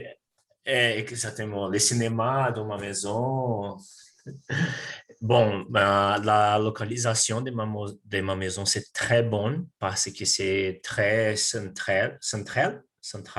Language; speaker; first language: French; non-native, learner; Portuguese